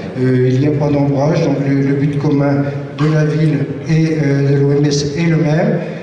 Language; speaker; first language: French; native; French